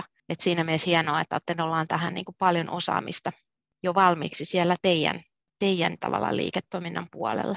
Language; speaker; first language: Finnish; native; Finnish